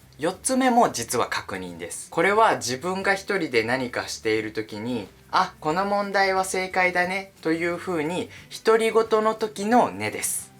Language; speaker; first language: Japanese; native; Japanese